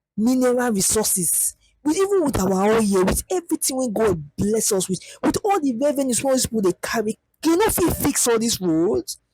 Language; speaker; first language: Nigerian Pidgin; native; Nigerian Pidgin